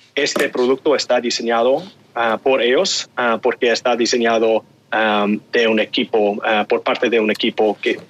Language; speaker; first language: Spanish; early bilingual, heritage; Spanish